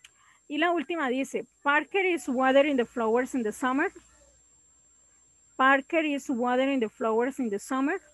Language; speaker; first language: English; non-native, learner; Spanish